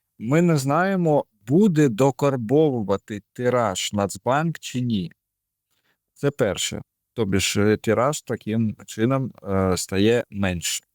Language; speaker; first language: Ukrainian; native; Ukrainian